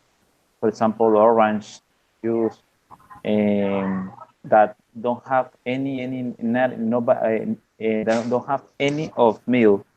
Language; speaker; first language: English; non-native, learner; Spanish